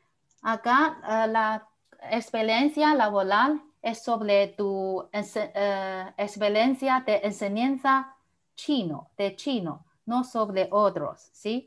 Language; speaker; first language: Spanish; non-native, fluent; Chinese